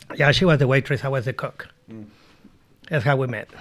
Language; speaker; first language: English; non-native, learner; Spanish